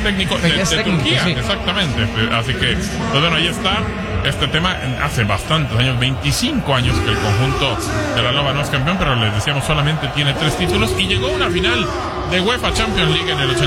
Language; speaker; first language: Spanish; native; Spanish